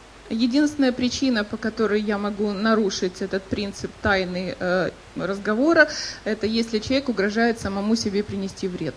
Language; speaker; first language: Russian; native; Russian